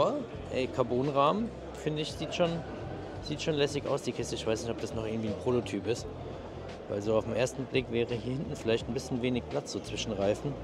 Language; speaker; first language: German; native; German